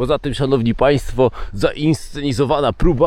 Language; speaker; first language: Polish; native; Polish